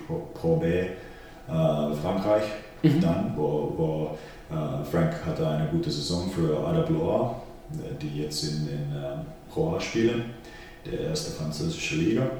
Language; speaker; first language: German; non-native, fluent; Finnish